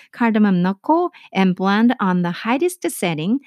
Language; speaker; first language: English; non-native, fluent; Korean